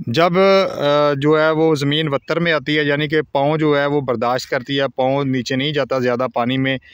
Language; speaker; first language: Urdu; non-native, local second language; Punjabi